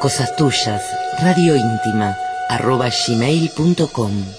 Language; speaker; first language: Spanish; native; Spanish